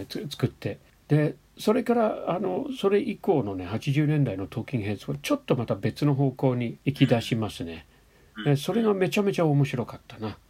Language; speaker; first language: Japanese; non-native, fluent; English